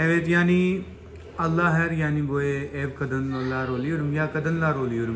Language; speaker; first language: Turkish; non-native, learner; Urdu